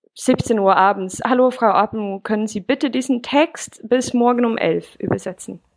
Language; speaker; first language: German; non-native, fluent; Swedish